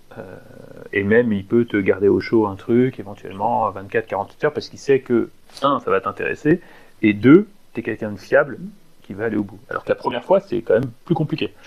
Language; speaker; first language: French; native; French